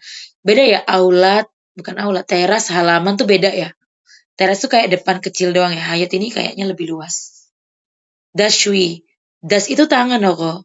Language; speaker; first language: Indonesian; native; Indonesian